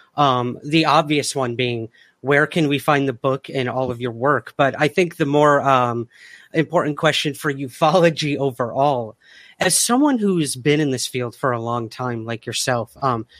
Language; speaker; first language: English; native; English